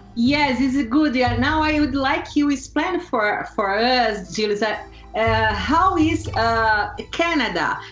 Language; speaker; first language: English; non-native, learner; Portuguese